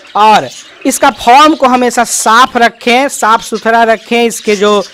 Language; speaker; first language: Hindi; native; Hindi